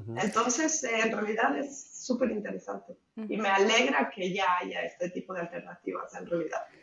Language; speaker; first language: Spanish; native; Spanish